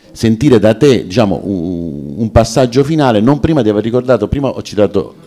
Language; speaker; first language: Italian; native; Italian